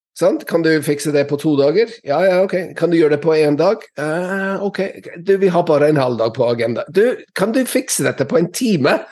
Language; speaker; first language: Norwegian; non-native, fluent; English